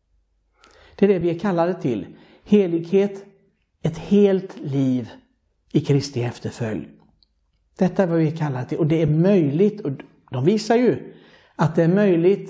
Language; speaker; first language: Swedish; non-native, fluent; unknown